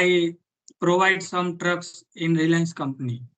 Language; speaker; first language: English; non-native, learner; Gujarati